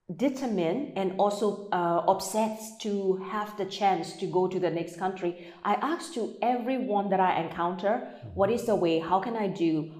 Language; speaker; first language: English; non-native, fluent; Burmese